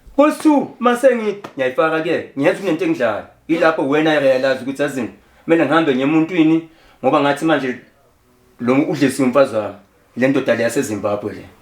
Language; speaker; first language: Zulu; native; Zulu